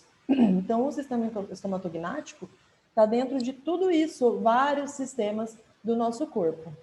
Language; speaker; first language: Portuguese; native; Portuguese